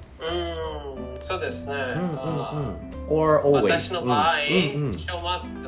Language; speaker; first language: Japanese; non-native, learner; Bangla